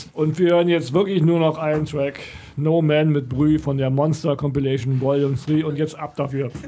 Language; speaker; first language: German; native; German